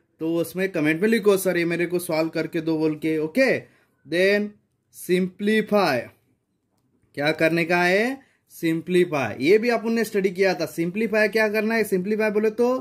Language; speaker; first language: Hindi; non-native, local second language; Marathi